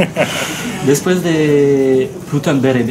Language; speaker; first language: Spanish; non-native, learner; French